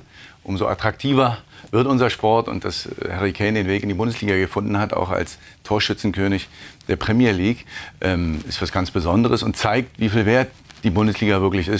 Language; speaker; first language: German; native; German